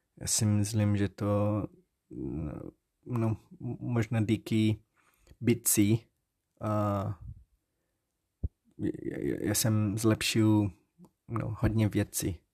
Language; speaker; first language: Czech; non-native, learner; Portuguese